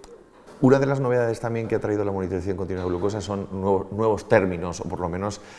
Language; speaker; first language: Spanish; native; Spanish